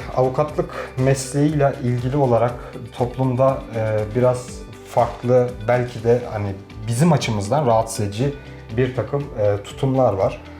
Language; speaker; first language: Turkish; native; Turkish